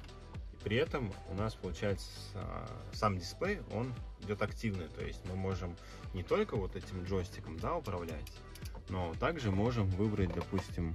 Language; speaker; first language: Russian; native; Russian